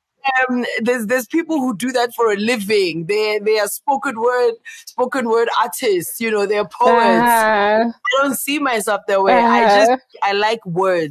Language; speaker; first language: English; non-native, local second language; Zulu